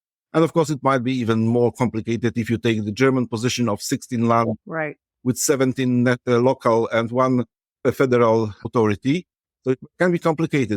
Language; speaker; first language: English; non-native, fluent; Polish